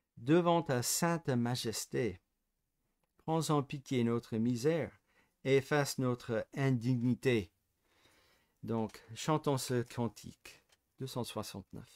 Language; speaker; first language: French; non-native, fluent; English